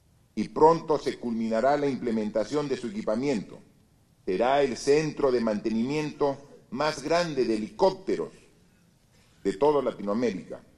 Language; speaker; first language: Spanish; native; Spanish